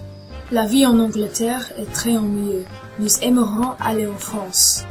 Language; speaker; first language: French; non-native, learner; English